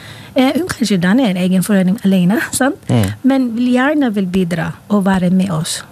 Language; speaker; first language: Norwegian; non-native, fluent; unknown